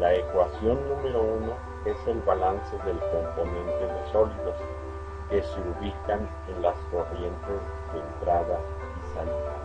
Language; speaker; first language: Spanish; native; Spanish